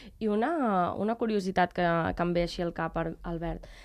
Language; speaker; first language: Catalan; native; Catalan